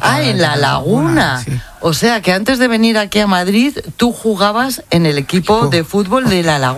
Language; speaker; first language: Spanish; native; Spanish